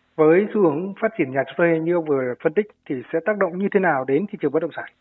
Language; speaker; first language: Vietnamese; native; Vietnamese